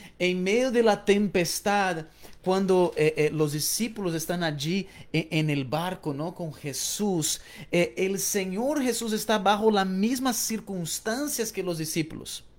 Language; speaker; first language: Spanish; non-native, fluent; Portuguese